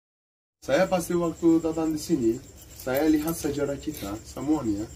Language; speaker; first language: Indonesian; non-native, learner; Kurdish